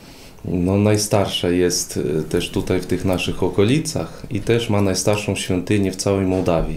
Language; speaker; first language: Polish; non-native, fluent; Russian